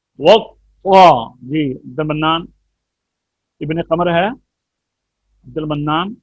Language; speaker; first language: Urdu; non-native, local second language; Punjabi